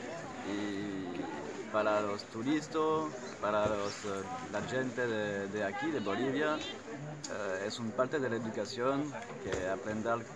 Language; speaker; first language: Spanish; non-native, learner; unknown